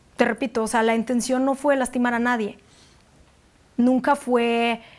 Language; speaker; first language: Spanish; non-native, fluent; Russian